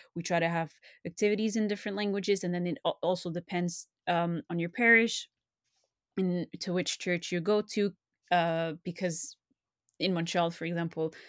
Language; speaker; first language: English; non-native, fluent; French